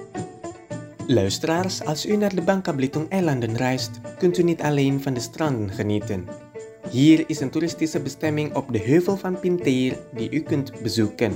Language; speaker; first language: Dutch; non-native, fluent; Indonesian